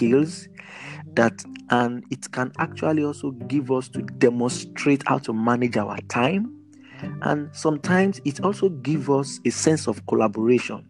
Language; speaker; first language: English; non-native, local second language; Yoruba